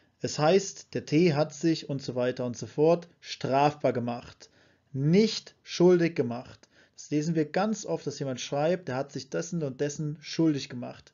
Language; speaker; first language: German; native; German